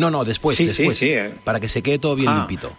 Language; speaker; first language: Spanish; native; Spanish